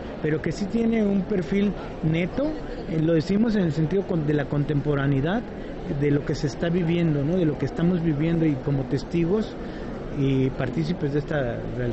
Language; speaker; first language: Spanish; native; Spanish